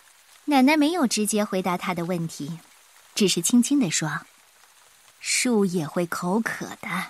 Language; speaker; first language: Chinese; native; Chinese